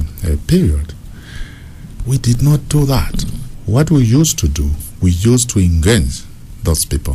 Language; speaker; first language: English; non-native, local second language; Bemba